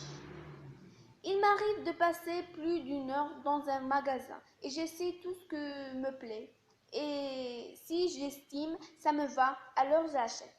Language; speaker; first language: French; non-native, local second language; Arabic